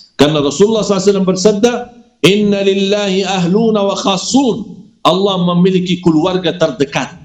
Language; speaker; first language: Malay; non-native, fluent; Arabic